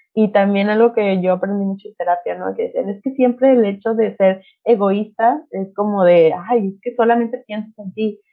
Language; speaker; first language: Spanish; non-native, local second language; Nahuatl languages